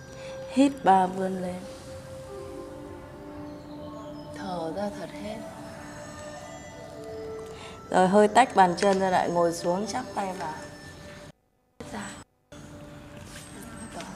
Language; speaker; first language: Vietnamese; native; Vietnamese